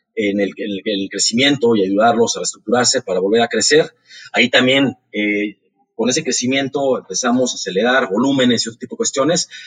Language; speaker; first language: Spanish; native; Spanish